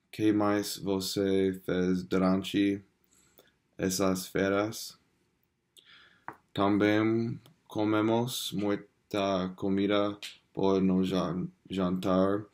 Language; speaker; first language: Portuguese; non-native, learner; English